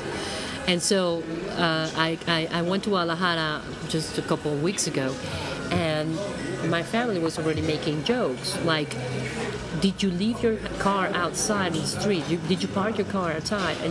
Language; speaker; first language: English; non-native, fluent; Spanish